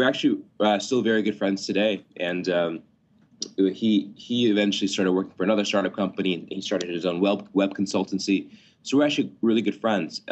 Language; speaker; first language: English; native; English